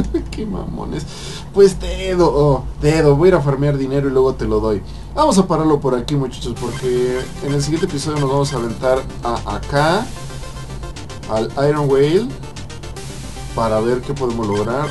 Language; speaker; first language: Spanish; native; Spanish